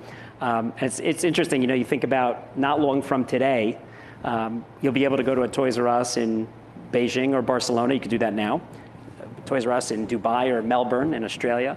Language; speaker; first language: English; native; English